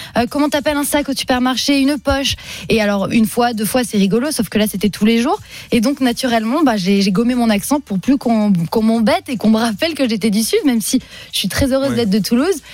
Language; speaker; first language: French; native; French